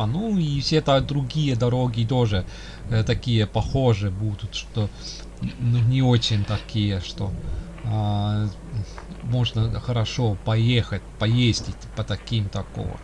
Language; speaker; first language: Russian; non-native, local second language; Estonian